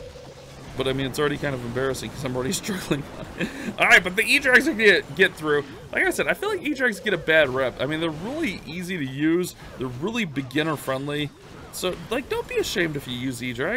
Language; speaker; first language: English; native; English